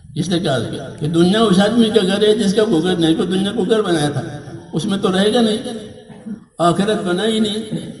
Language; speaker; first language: Urdu; non-native, local second language; Gujarati